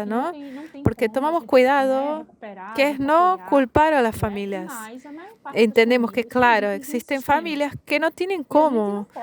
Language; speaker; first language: Spanish; non-native, fluent; Portuguese